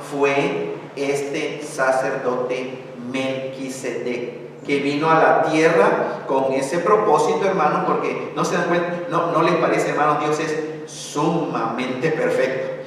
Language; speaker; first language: Spanish; native; Spanish